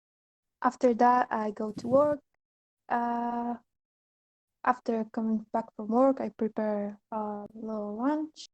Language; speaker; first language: English; non-native, learner; Polish